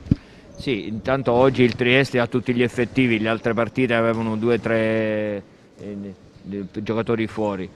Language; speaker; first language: Italian; native; Italian